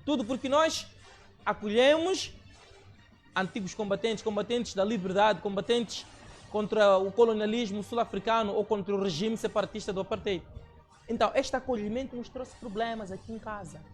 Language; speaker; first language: Portuguese; non-native, local second language; Tsonga